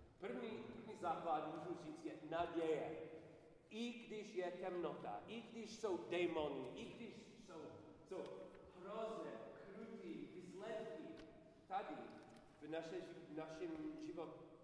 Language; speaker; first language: Czech; non-native, learner; English